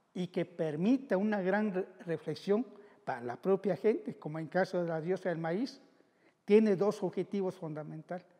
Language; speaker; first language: Spanish; non-native, local second language; Zapotec